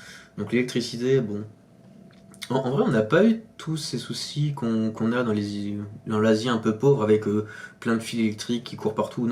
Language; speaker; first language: French; native; French